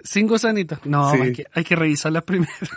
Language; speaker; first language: Spanish; native; Spanish